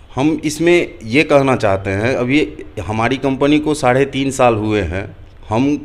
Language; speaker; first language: Hindi; native; Hindi